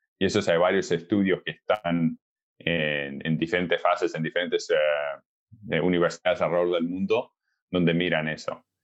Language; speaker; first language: Spanish; early bilingual, heritage; Spanish